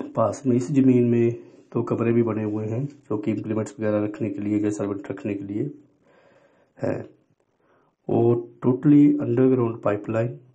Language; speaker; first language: Hindi; non-native, local second language; Punjabi